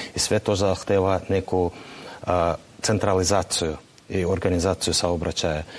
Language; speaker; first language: Serbian; non-native, fluent; Russian